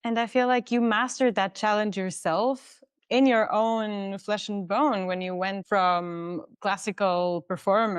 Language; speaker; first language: English; non-native, fluent; German